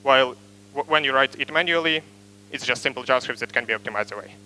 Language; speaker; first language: English; non-native, fluent; Ukrainian